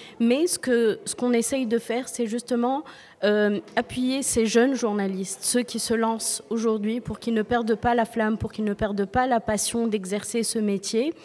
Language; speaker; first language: French; non-native, local second language; Arabic